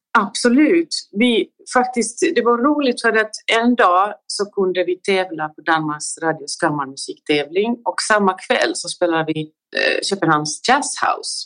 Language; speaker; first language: Swedish; native; Swedish